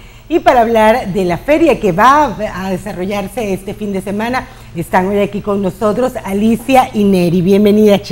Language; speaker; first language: Spanish; native; Spanish